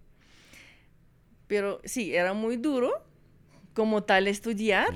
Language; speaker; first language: Spanish; non-native, fluent; Russian